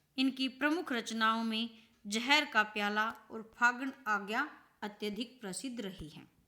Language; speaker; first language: Hindi; native; Hindi